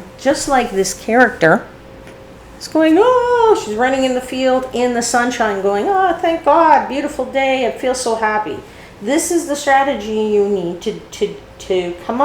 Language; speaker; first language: English; native; English